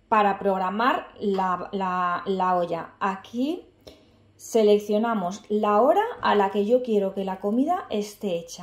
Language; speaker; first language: Spanish; native; Spanish